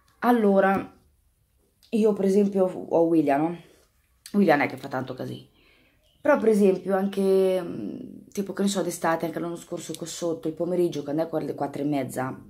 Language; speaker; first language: Italian; native; Italian